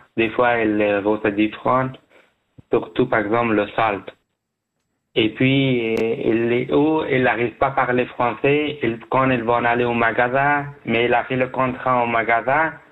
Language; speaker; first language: French; non-native, learner; Persian